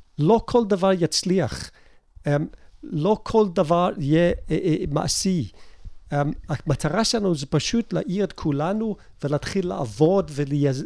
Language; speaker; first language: Hebrew; non-native, fluent; English